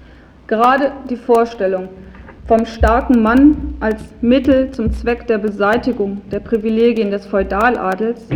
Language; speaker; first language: German; native; German